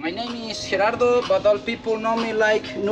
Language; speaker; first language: English; non-native, learner; Spanish